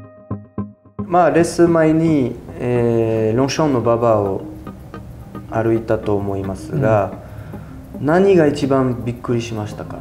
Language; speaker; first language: Japanese; non-native, fluent; French